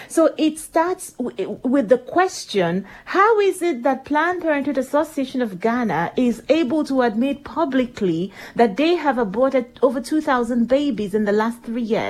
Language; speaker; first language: English; non-native, local second language; Igbo